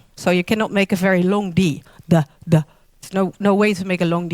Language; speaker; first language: English; non-native, fluent; Dutch